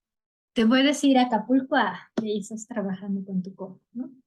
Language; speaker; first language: Spanish; native; Spanish